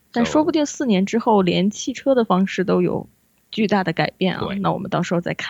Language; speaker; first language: Chinese; native; Chinese